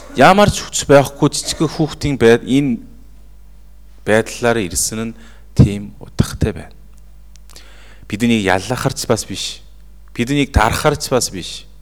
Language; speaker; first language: Mongolian; non-native, fluent; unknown